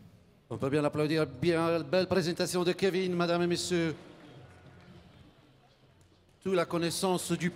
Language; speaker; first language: French; native; French